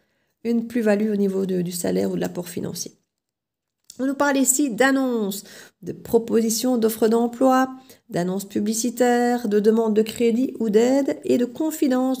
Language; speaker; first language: French; native; French